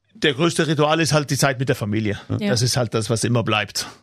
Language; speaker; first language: German; non-native, fluent; Swedish